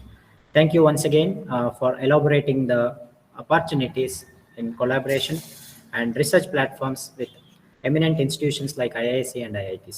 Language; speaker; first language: English; non-native, local second language; Kannada